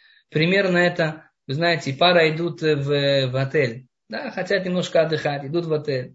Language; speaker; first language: Russian; non-native, fluent; Hebrew